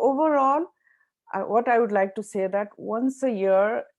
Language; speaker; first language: English; non-native, local second language; Nepali